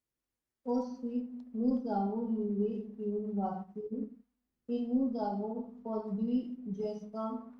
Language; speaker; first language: French; non-native, learner; Hindi